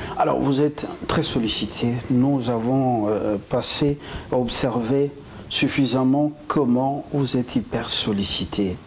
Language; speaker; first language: French; non-native, local second language; Lingala